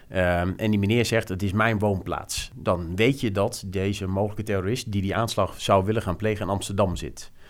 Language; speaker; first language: Dutch; native; Dutch